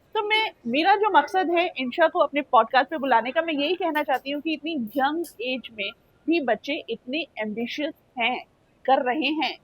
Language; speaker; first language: Hindi; native; Hindi